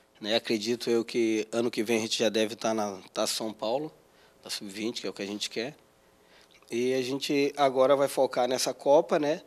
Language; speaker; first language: Portuguese; native; Portuguese